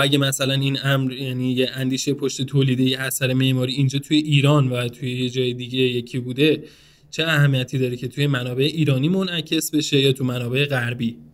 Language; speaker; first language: Persian; native; Persian